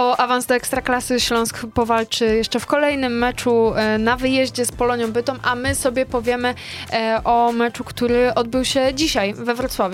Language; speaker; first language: Polish; native; Polish